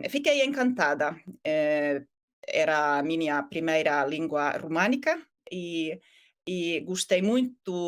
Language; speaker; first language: Portuguese; non-native, fluent; Finnish